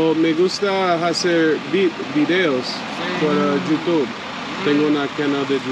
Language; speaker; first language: Spanish; non-native, learner; English